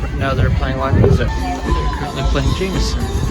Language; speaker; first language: English; native; English